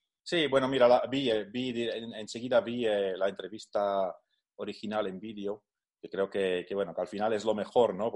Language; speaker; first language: Spanish; non-native, fluent; Dutch